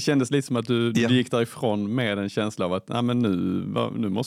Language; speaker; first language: Swedish; native; Swedish